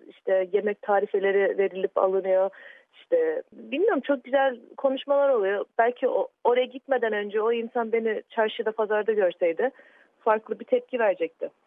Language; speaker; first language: Turkish; early bilingual, heritage; Turkish